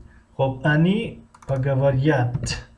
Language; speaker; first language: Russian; non-native, local second language; Tajik